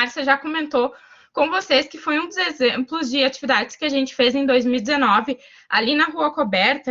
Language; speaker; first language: Portuguese; native; Portuguese